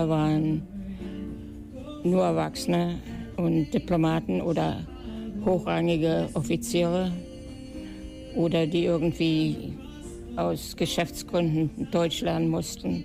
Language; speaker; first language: German; native; German